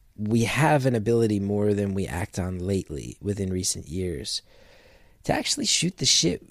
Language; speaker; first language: English; native; English